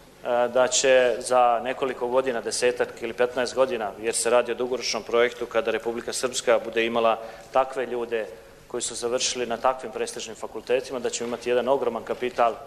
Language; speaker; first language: Croatian; native; Croatian